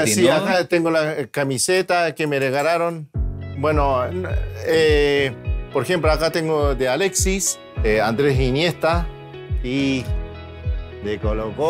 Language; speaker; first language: Spanish; early bilingual, heritage; Spanish